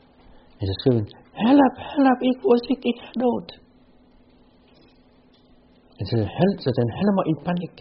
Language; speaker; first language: Dutch; non-native, fluent; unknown